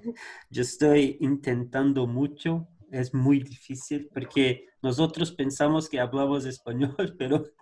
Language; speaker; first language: Spanish; non-native, learner; Portuguese